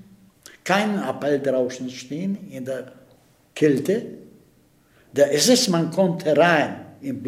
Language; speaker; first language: German; non-native, fluent; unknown